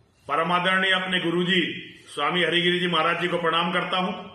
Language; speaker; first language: Hindi; native; Hindi